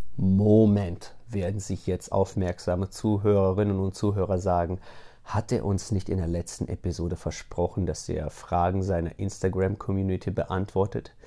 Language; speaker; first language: German; early bilingual, other home language; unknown